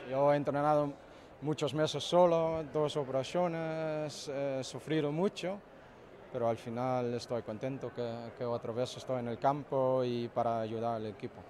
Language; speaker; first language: Spanish; non-native, fluent; Danish